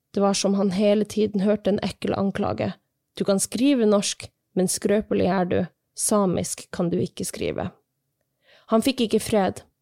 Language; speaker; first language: Norwegian; non-native, local second language; Northern Sami